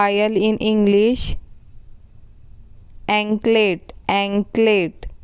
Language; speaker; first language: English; non-native, local second language; Hindi